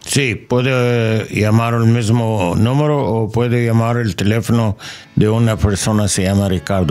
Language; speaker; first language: Spanish; non-native, learner; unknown